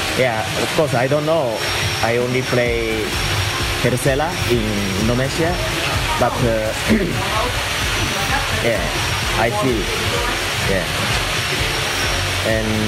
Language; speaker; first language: English; non-native, learner; Japanese